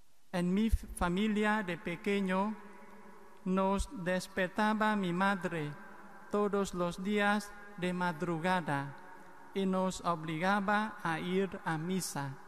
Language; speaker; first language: Spanish; non-native, fluent; Vietnamese